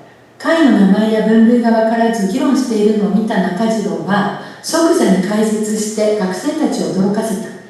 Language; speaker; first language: Japanese; native; Japanese